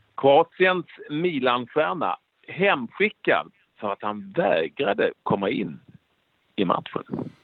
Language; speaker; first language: Swedish; native; Swedish